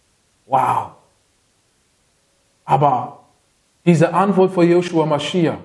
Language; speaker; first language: German; non-native, fluent; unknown